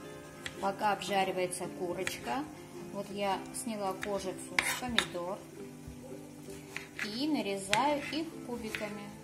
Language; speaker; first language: Russian; non-native, fluent; Armenian